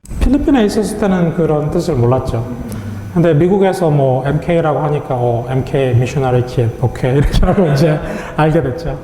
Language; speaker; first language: Korean; native; Korean